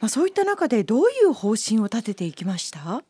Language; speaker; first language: Japanese; native; Japanese